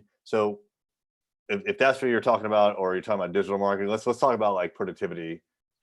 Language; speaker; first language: English; native; English